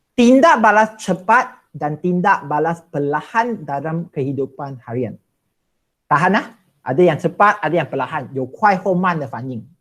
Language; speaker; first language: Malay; non-native, local second language; Chinese